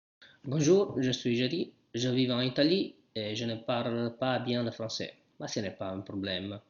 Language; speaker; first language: French; non-native, learner; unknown